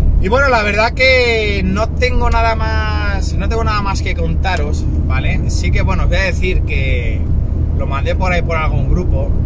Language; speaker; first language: Spanish; native; Spanish